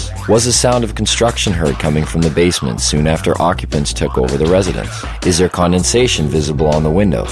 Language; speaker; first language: English; native; English